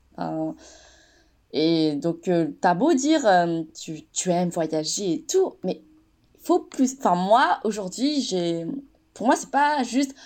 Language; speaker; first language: French; native; French